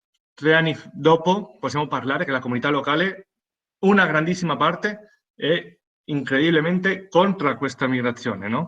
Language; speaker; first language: Italian; non-native, fluent; Spanish